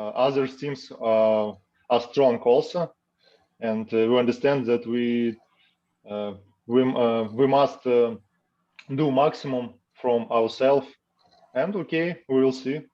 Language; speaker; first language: English; non-native, learner; Russian